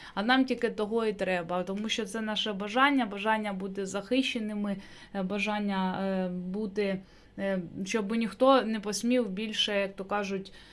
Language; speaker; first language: Ukrainian; non-native, local second language; Russian